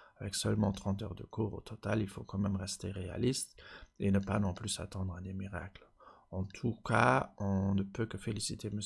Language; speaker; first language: French; non-native, local second language; Luxembourgish